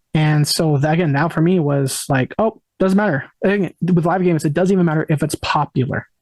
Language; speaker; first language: English; native; English